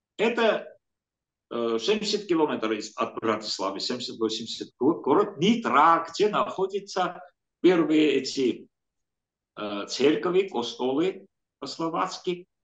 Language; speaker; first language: Russian; non-native, local second language; Armenian